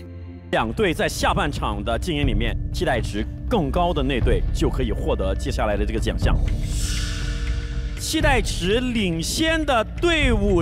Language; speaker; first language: Chinese; native; Chinese